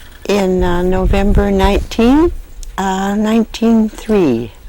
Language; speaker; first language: English; native; English